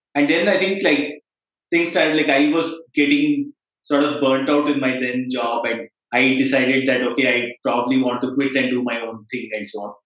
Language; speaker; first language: English; non-native, local second language; Kannada